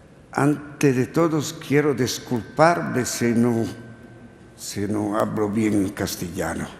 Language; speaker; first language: Spanish; non-native, learner; Italian